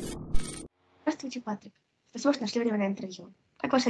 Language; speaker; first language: Russian; native; Russian